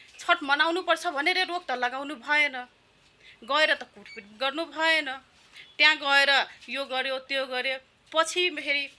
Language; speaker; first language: Nepali; non-native, local second language; Maithili